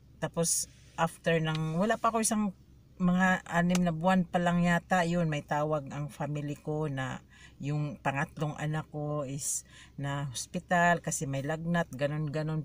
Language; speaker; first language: Filipino; native; Filipino